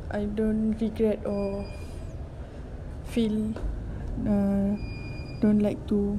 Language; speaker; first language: English; non-native, local second language; Malay